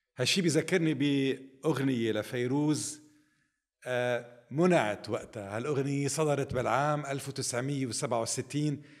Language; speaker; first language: Arabic; native; Arabic